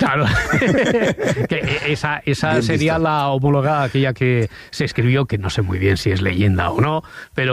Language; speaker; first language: Spanish; native; Spanish